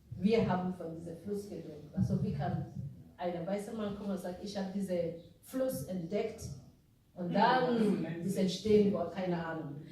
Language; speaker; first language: German; non-native, fluent; Igbo